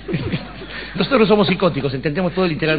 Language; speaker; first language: Spanish; native; Spanish